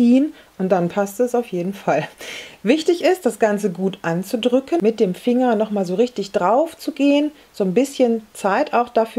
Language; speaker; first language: German; native; German